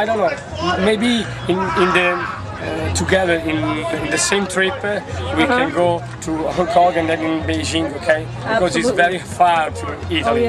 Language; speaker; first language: English; non-native, learner; Italian